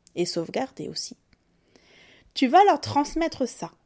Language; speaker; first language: French; native; French